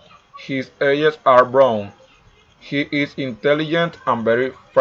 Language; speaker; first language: English; non-native, learner; Spanish